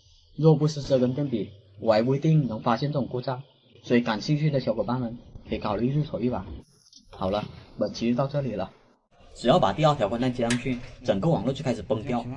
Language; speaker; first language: Chinese; native; Chinese